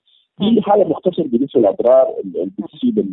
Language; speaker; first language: Arabic; native; Arabic